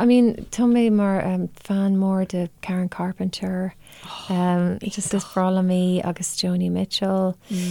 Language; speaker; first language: Irish; non-native, local second language; English